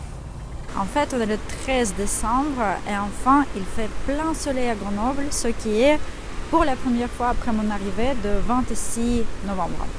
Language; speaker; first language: French; non-native, fluent; Russian